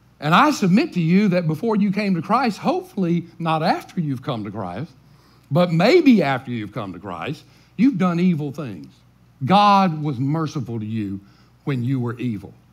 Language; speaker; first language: English; native; English